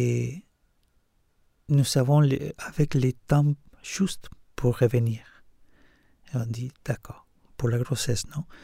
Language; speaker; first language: French; non-native, fluent; Spanish